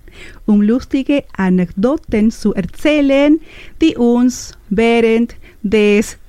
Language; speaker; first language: German; non-native, learner; Spanish